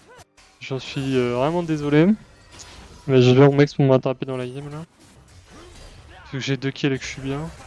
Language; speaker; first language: French; native; French